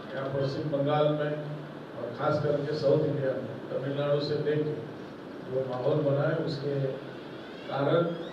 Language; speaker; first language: Hindi; non-native, local second language; Marathi